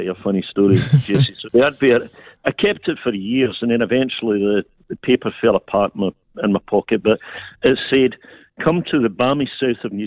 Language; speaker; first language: English; native; English